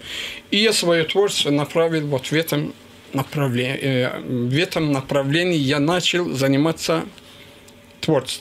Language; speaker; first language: Russian; non-native, local second language; Azerbaijani